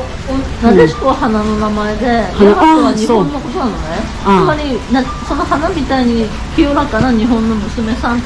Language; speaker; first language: Japanese; native; Japanese